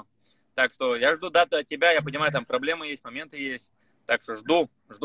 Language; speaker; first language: Russian; native; Russian